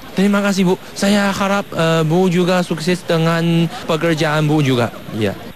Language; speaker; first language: Indonesian; non-native, learner; Chinese